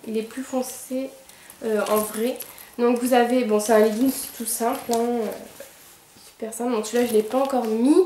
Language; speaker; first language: French; native; French